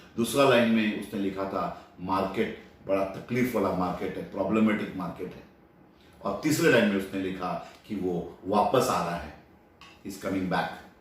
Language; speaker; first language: Hindi; non-native, local second language; Marathi